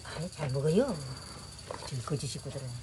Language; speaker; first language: Korean; native; Korean